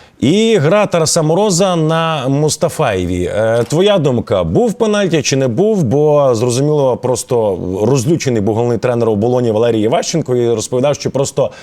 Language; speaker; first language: Ukrainian; native; Ukrainian